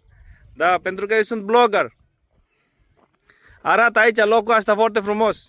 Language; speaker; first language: Romanian; non-native, learner; Bangla